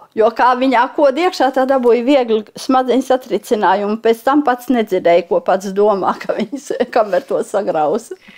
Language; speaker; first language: Latvian; native; Latvian